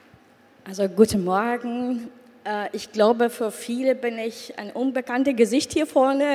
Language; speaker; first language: German; non-native, fluent; Persian